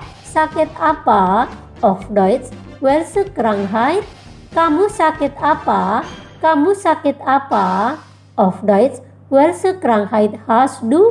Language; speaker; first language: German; non-native, fluent; Indonesian